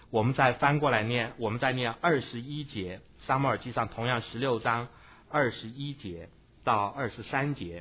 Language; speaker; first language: Chinese; native; Chinese